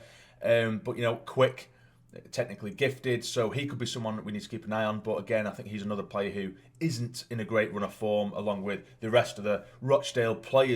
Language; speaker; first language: English; native; English